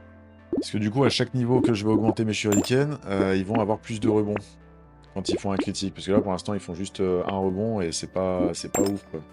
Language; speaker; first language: French; native; French